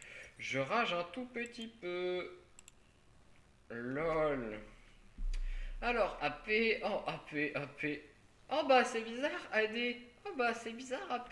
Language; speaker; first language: French; native; French